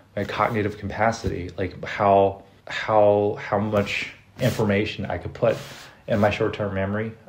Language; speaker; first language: English; non-native, fluent; Chinese